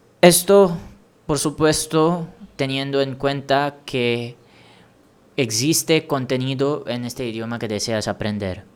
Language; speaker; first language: Spanish; non-native, fluent; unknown